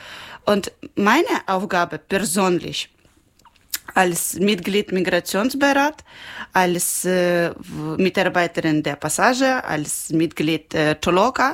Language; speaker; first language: German; non-native, learner; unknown